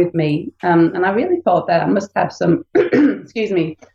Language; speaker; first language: English; native; English